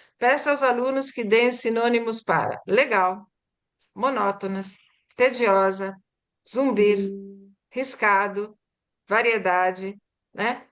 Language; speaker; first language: Portuguese; early bilingual, other home language; Italian